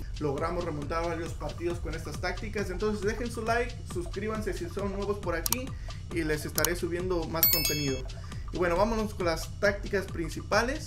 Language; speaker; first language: Spanish; native; Spanish